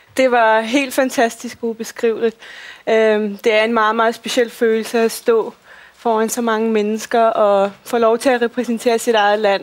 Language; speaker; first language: Danish; early bilingual, other home language; Russian